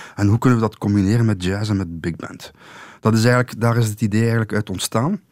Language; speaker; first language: Dutch; native; Dutch